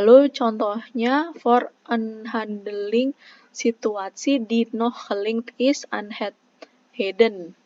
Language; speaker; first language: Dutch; non-native, fluent; Indonesian